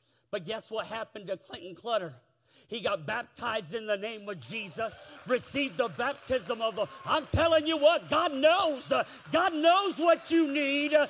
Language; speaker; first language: English; native; English